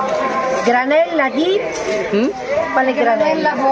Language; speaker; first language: Italian; native; Italian